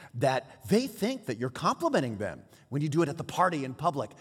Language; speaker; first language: English; early bilingual, other home language; Swiss German